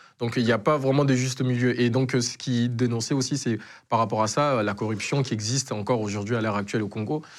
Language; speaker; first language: French; native; French